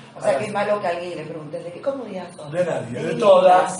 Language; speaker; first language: Spanish; native; Spanish